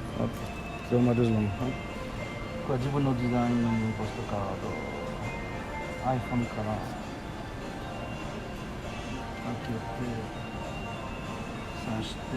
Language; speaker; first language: Japanese; non-native, learner; French